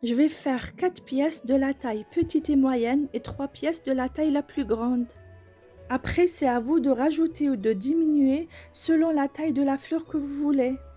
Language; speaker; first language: French; non-native, local second language; Arabic